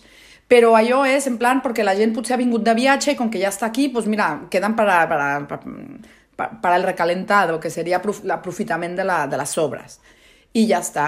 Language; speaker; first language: Catalan; non-native, fluent; Spanish